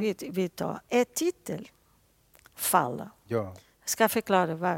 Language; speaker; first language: Swedish; non-native, fluent; Portuguese